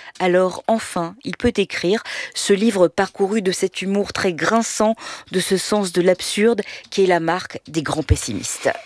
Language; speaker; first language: French; native; French